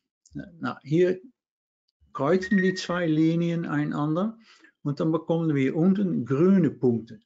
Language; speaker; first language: German; non-native, fluent; Dutch